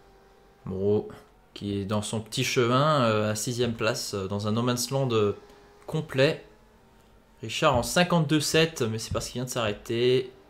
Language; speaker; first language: French; native; French